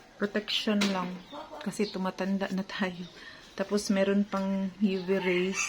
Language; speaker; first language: Filipino; non-native, local second language; Cebuano